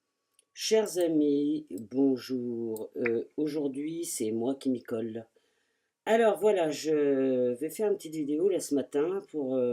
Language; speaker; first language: French; native; French